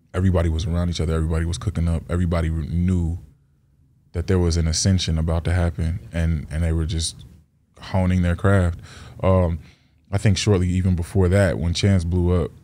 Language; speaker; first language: English; native; English